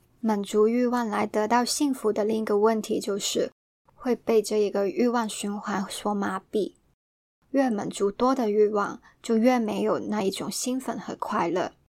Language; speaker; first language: Chinese; non-native, local second language; Cantonese